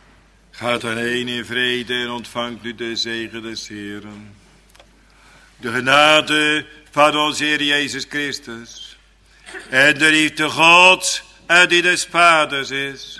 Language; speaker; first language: Dutch; native; Dutch